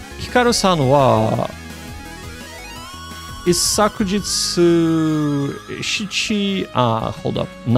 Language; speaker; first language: Japanese; non-native, learner; English